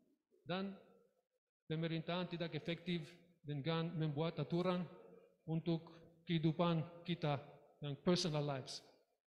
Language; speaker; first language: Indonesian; non-native, learner; English